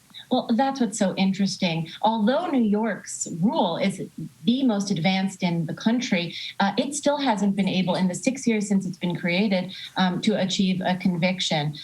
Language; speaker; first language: English; native; English